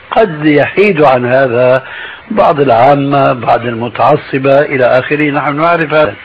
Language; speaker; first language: Arabic; early bilingual, other home language; Albanian